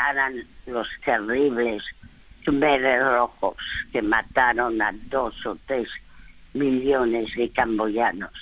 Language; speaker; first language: Spanish; early bilingual, other home language; French